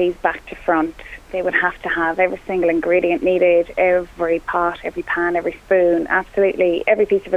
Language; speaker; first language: English; non-native, local second language; Irish